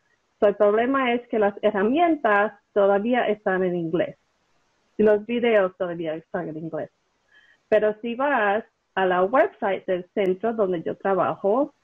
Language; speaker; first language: Spanish; early bilingual, heritage; Spanish